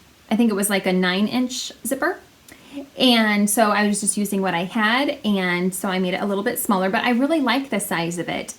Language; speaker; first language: English; native; English